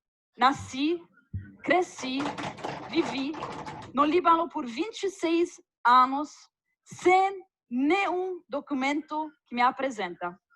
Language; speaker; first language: Portuguese; non-native, fluent; Arabic